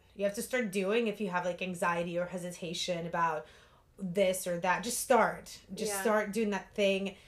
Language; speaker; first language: English; early bilingual, other home language; Russian